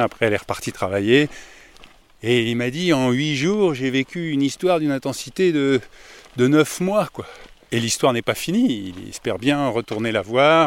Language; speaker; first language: French; native; French